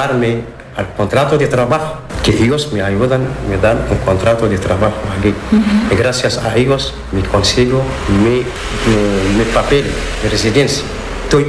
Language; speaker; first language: Spanish; non-native, learner; Arabic